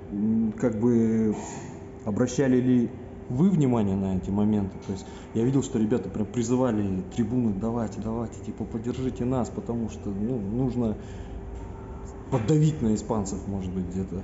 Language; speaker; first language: Russian; native; Russian